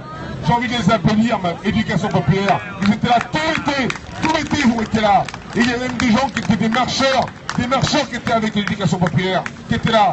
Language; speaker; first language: French; native; French